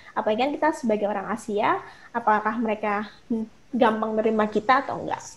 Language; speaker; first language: Indonesian; native; Indonesian